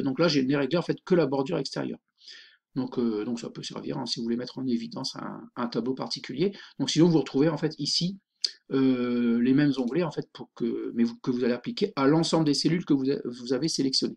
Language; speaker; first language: French; native; French